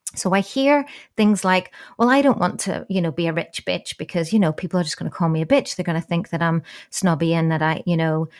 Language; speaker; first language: English; native; English